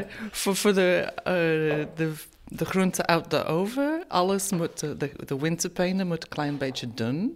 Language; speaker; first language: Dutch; non-native, learner; English